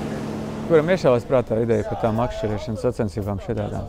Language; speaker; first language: Latvian; native; Latvian